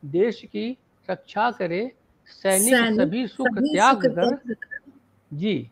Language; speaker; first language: Hindi; native; Hindi